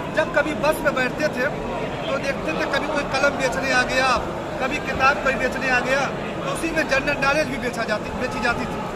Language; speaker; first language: Urdu; native; Urdu